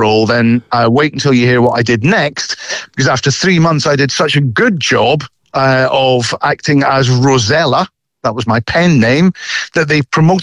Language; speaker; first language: English; native; English